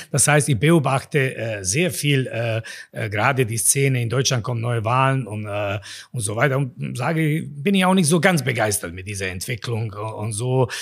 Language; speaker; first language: German; non-native, fluent; Serbian